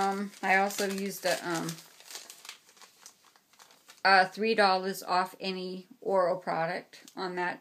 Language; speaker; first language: English; native; English